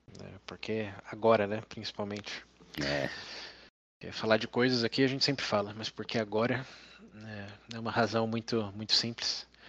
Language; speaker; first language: Portuguese; native; Portuguese